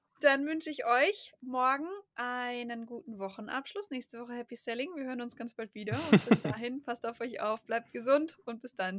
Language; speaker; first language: German; native; German